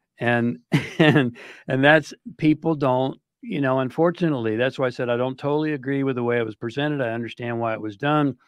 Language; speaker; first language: English; native; English